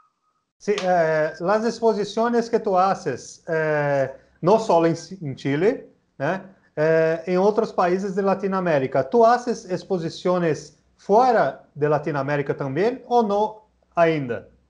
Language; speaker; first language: Spanish; non-native, learner; Portuguese